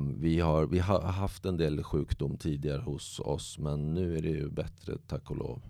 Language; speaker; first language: Swedish; native; Swedish